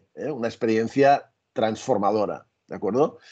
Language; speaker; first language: Spanish; native; Spanish